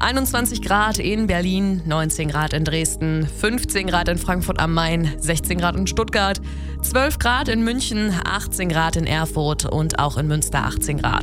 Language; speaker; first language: German; native; German